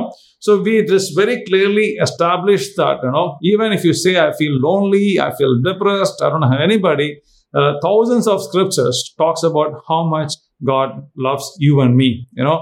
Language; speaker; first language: English; non-native, local second language; Tamil